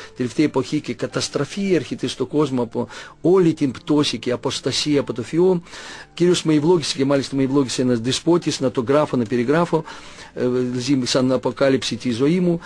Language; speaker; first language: Greek; non-native, fluent; Russian